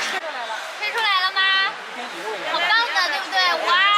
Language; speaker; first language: Chinese; native; Chinese